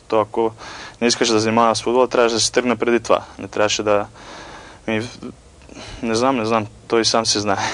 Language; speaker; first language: Bulgarian; non-native, fluent; Croatian